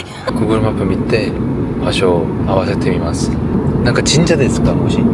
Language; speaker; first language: Japanese; non-native, learner; Korean